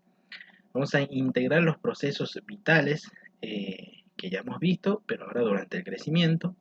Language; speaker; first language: Spanish; native; Spanish